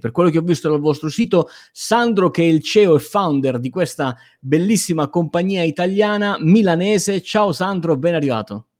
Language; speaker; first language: Italian; native; Italian